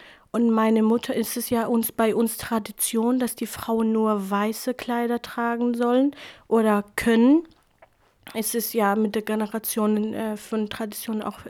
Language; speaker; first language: German; non-native, fluent; Kurdish